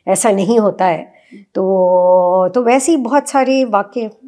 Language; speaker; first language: Hindi; native; Hindi